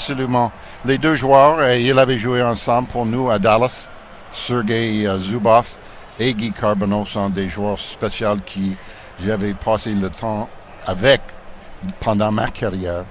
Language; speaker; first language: French; non-native, local second language; English